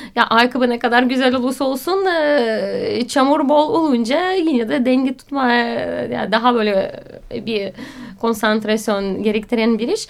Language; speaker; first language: Turkish; non-native, fluent; Russian